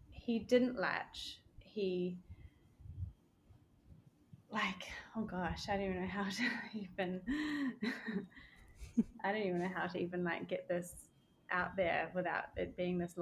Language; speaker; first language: English; native; English